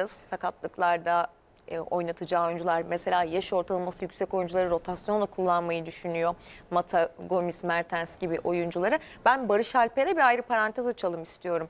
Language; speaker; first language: Turkish; native; Turkish